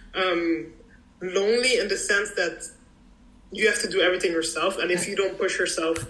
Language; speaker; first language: English; early bilingual, heritage; English